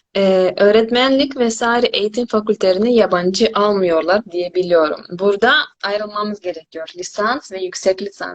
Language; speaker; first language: Turkish; non-native, fluent; Korean